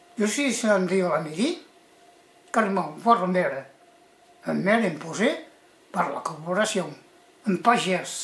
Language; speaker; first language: French; early bilingual, other home language; Catalan